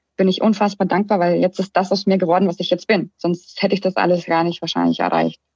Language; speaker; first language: German; early bilingual, other home language; Russian